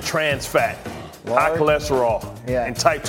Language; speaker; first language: English; native; English